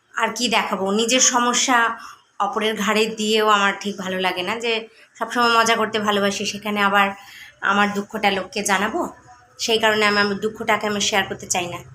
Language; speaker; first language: Bangla; native; Bangla